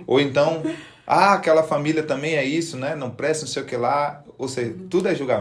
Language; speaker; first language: Portuguese; native; Portuguese